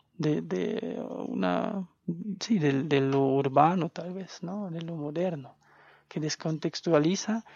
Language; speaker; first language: Spanish; non-native, fluent; German